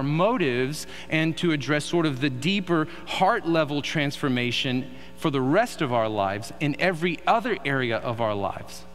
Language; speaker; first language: English; native; English